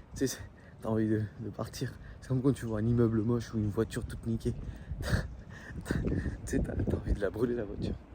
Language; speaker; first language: French; early bilingual, other home language; Spanish